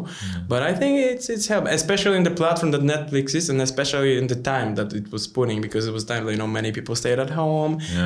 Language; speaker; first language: English; non-native, learner; Polish